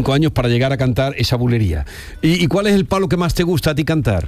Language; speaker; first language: Spanish; native; Spanish